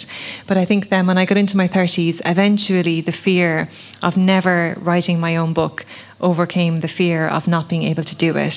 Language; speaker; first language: English; native; English